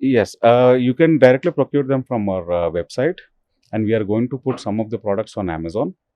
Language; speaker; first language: English; non-native, local second language; Telugu